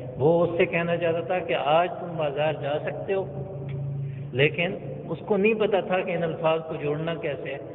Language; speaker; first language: Urdu; native; Urdu